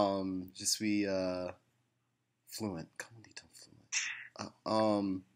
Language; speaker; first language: French; non-native, learner; English